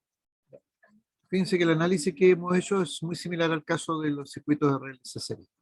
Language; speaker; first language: Spanish; native; Spanish